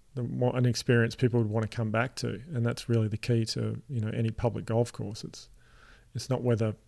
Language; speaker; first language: English; native; English